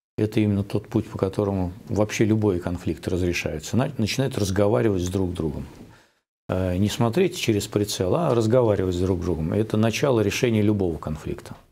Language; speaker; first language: Russian; native; Russian